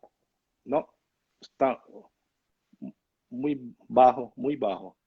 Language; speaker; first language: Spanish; non-native, learner; Portuguese